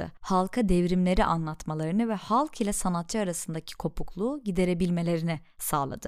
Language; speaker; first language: Turkish; native; Turkish